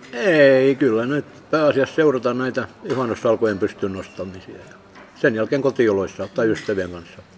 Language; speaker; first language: Finnish; native; Finnish